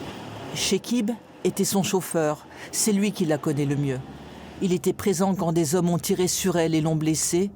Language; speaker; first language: French; native; French